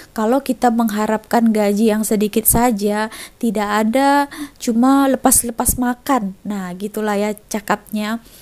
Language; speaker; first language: Indonesian; native; Indonesian